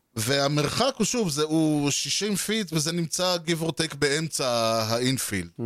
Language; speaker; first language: Hebrew; native; Hebrew